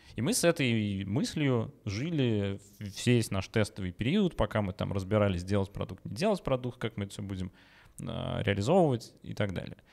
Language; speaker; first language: Russian; native; Russian